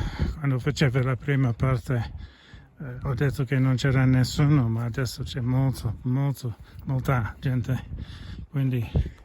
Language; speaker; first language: Italian; non-native, fluent; English